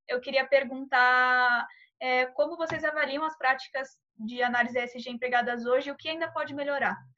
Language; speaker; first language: Portuguese; native; Portuguese